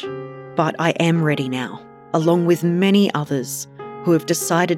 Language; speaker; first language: English; native; English